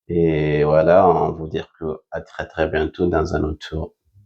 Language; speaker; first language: French; non-native, fluent; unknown